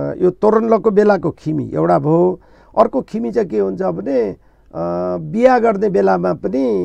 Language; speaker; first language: Nepali; non-native, local second language; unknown